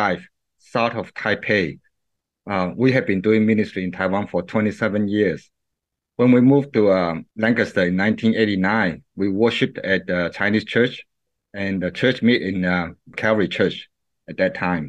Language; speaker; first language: English; non-native, local second language; Min Nan Chinese